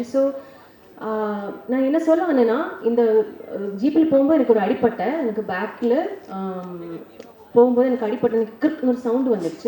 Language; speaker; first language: Tamil; non-native, learner; Malayalam